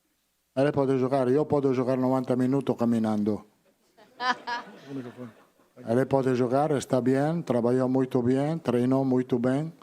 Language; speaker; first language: Portuguese; non-native, fluent; Italian